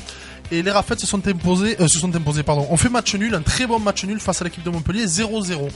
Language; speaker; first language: French; native; French